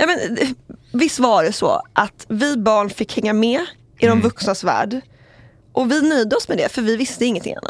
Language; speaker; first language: Swedish; native; Swedish